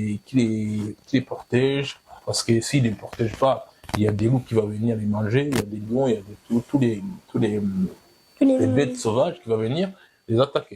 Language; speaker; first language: French; non-native, fluent; Kinyarwanda